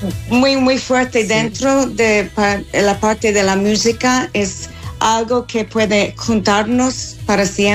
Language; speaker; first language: Spanish; non-native, fluent; English